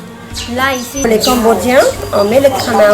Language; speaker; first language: French; non-native, fluent; Khmer